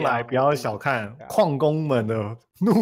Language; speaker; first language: Chinese; native; Chinese